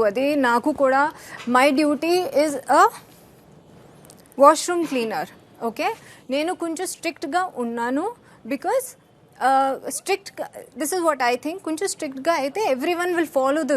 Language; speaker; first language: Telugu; non-native, learner; Hindi